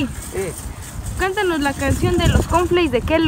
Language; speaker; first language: Spanish; native; Spanish